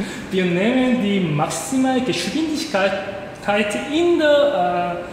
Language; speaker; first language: German; non-native, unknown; Korean